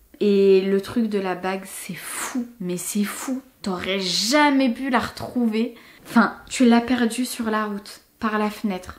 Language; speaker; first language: French; native; French